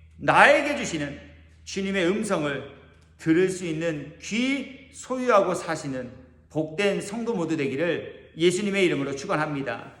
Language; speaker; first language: Korean; native; Korean